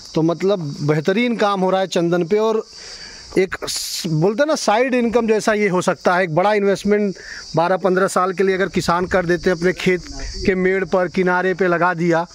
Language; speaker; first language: Hindi; native; Hindi